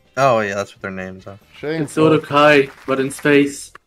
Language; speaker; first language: English; native; English